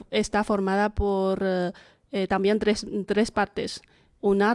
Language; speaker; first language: Spanish; non-native, fluent; Chinese